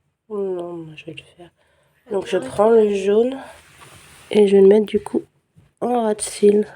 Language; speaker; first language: French; native; French